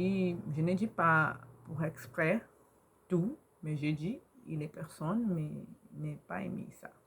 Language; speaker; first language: French; non-native, learner; Portuguese